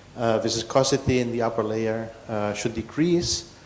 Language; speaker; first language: English; non-native, fluent; Catalan